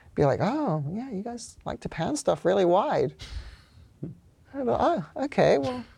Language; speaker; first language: English; native; English